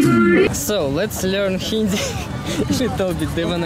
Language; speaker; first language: English; non-native, learner; Russian